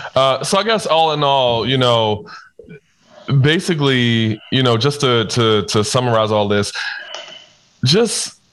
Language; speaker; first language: English; native; English